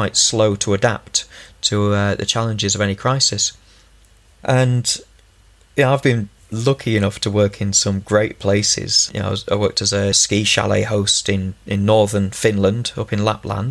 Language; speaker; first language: English; native; English